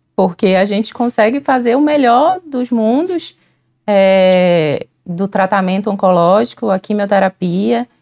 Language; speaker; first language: Portuguese; native; Portuguese